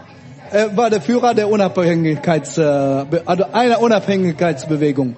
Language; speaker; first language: German; early bilingual, other home language; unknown